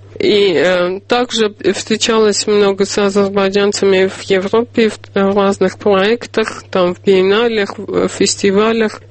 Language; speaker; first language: Russian; non-native, local second language; Armenian